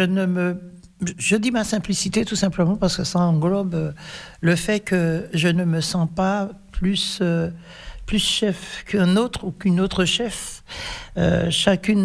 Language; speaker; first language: French; native; French